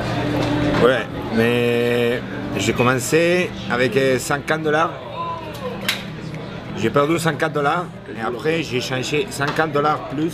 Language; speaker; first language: French; non-native, learner; Spanish